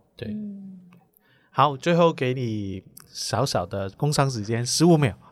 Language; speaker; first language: Chinese; non-native, local second language; Cantonese